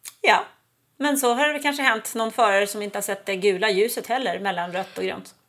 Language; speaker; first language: Swedish; native; Swedish